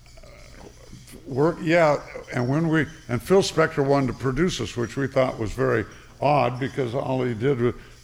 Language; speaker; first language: English; native; English